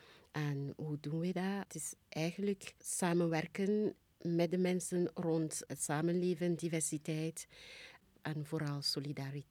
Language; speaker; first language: Dutch; non-native, fluent; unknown